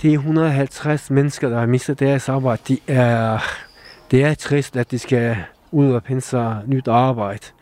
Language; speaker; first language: Danish; non-native, fluent; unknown